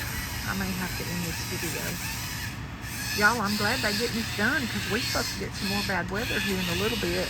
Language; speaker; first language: English; native; English